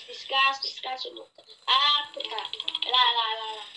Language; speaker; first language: Bulgarian; early bilingual, heritage; English